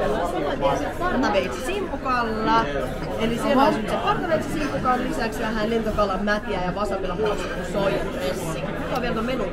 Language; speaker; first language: Finnish; non-native, fluent; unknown